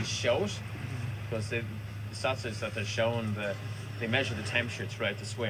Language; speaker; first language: English; native; English